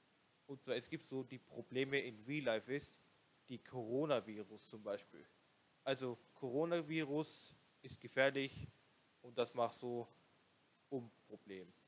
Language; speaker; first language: German; non-native, local second language; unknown